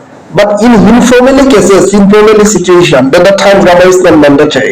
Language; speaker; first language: English; non-native, learner; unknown